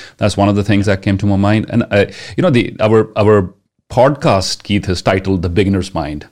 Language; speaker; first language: English; non-native, local second language; Punjabi